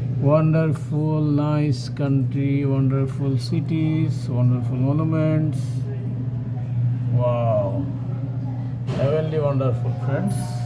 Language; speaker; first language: English; non-native, local second language; Bangla